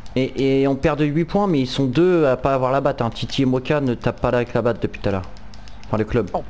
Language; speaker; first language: French; native; French